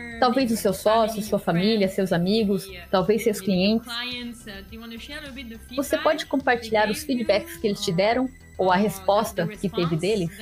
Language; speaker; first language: Portuguese; non-native, learner; English